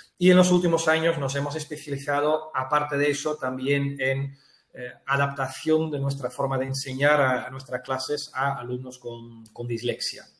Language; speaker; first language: Spanish; non-native, fluent; Dutch